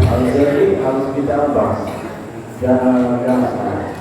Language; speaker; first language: Indonesian; non-native, learner; Arabic